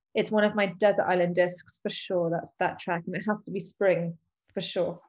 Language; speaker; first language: English; native; English